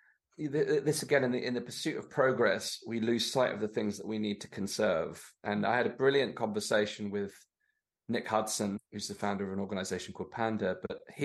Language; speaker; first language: English; native; English